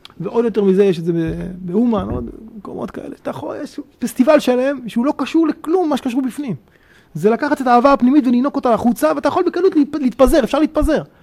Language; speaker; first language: Hebrew; native; Hebrew